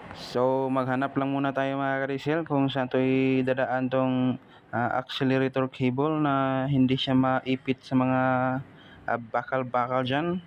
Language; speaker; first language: Filipino; non-native, local second language; Cebuano